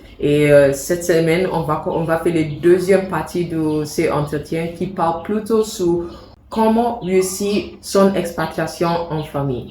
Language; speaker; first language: French; non-native, fluent; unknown